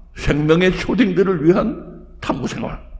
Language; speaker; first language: Korean; native; Korean